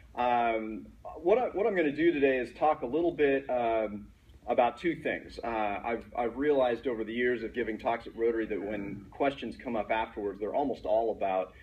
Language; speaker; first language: English; native; English